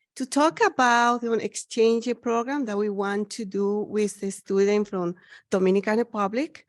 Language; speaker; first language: English; non-native, learner; Spanish